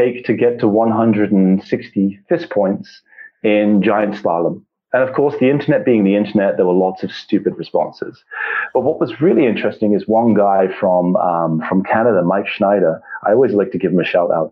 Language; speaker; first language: English; native; English